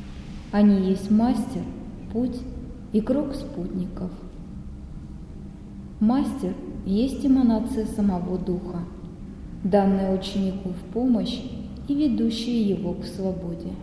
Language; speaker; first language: Russian; native; Russian